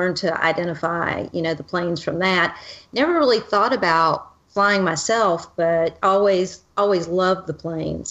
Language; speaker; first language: English; native; English